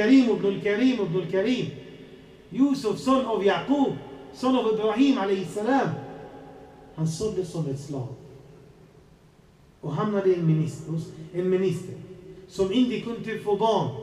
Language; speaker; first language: Swedish; non-native, fluent; Arabic